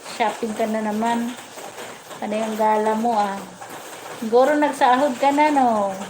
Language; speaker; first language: Filipino; non-native, local second language; Waray